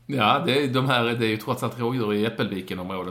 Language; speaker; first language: Swedish; native; Swedish